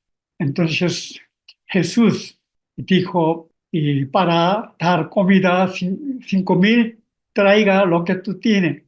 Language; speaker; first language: Spanish; non-native, learner; Korean